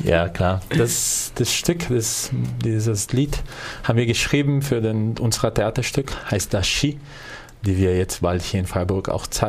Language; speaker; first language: German; non-native, fluent; Portuguese